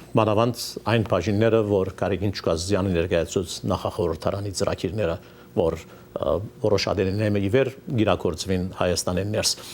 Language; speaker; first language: Armenian; early bilingual, heritage; Armenian